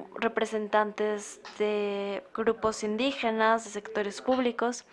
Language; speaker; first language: Spanish; non-native, fluent; German